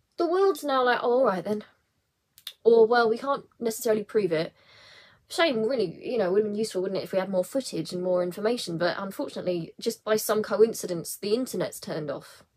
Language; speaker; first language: English; native; English